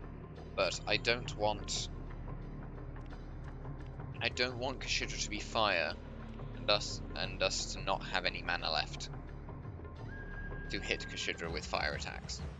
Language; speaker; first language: English; native; English